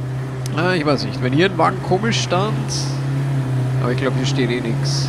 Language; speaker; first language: German; native; German